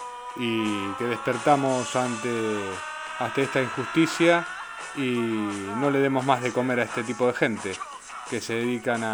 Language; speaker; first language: Spanish; native; Spanish